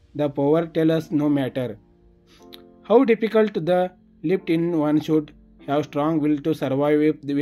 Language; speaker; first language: English; non-native, local second language; Kannada